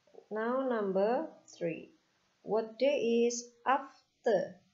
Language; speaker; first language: English; non-native, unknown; Indonesian